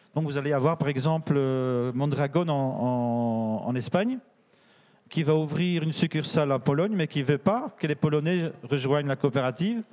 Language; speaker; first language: French; native; French